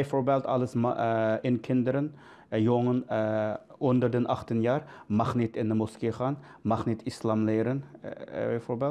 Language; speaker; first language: Dutch; non-native, learner; Uyghur